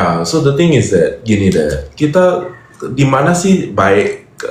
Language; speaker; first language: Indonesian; non-native, fluent; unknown